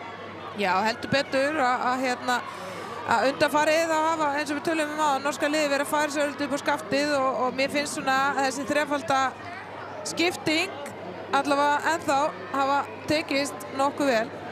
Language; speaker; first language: Icelandic; native; Icelandic